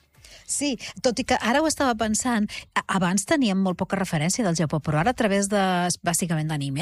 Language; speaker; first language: Catalan; native; Catalan